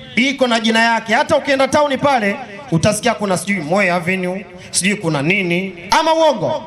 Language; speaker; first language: Swahili; native; Swahili